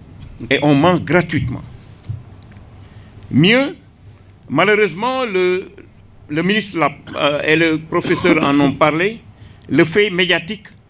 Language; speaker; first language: French; non-native, local second language; Wolof